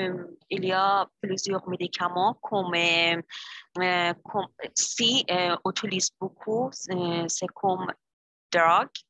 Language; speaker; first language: French; non-native, learner; Persian